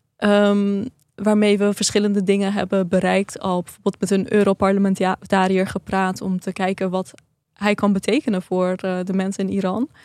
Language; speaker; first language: Dutch; early bilingual, other home language; Persian